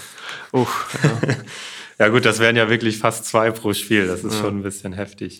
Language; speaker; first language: German; native; German